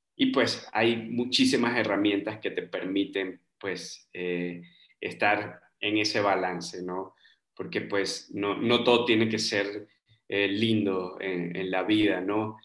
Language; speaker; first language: Spanish; native; Spanish